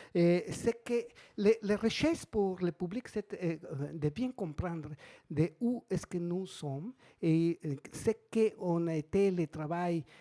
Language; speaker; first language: French; non-native, learner; Spanish